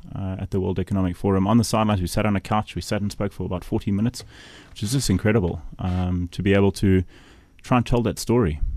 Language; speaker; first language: English; native; English